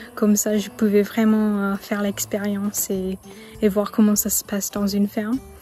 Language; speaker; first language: French; non-native, fluent; English